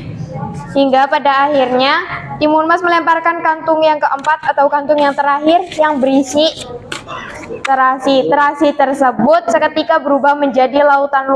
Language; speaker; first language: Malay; non-native, local second language; Javanese